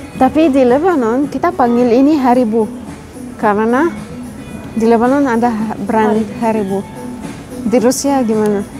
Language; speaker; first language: Indonesian; non-native, fluent; Arabic